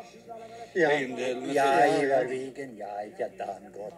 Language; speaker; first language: Norwegian; early bilingual, heritage; Norwegian